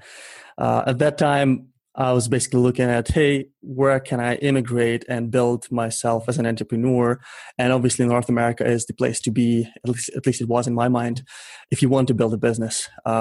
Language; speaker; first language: English; non-native, fluent; Ukrainian